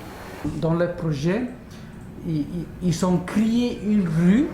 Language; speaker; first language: French; non-native, local second language; Dutch